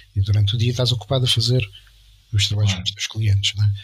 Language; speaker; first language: Portuguese; native; Portuguese